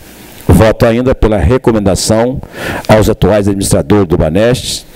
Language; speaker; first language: Portuguese; native; Portuguese